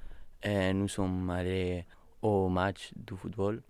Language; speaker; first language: French; non-native, learner; Spanish